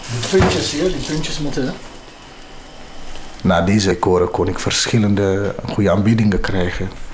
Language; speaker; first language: Dutch; non-native, fluent; Amharic